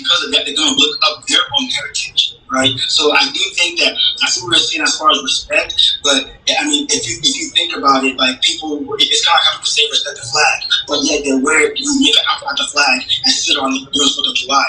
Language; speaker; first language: English; early bilingual, other home language; Igbo